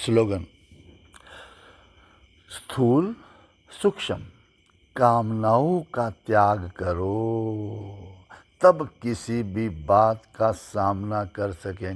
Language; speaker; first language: Hindi; native; Hindi